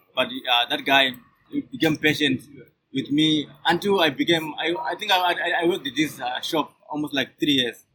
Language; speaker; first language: English; non-native, local second language; Shona